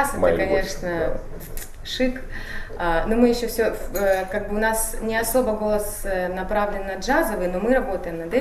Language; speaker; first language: Russian; native; Russian